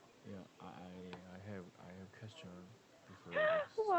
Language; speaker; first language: English; non-native, learner; Korean